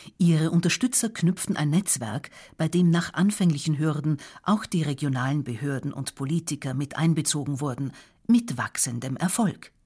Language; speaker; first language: German; native; German